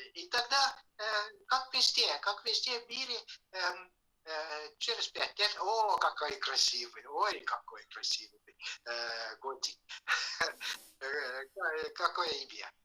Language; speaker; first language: Russian; non-native, fluent; Estonian